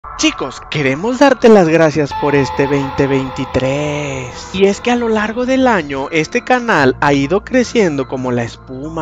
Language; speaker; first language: Spanish; native; Spanish